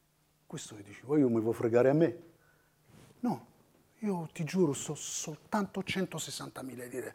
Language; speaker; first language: Italian; non-native, fluent; Arabic